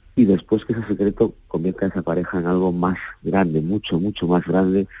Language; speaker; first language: Spanish; native; Spanish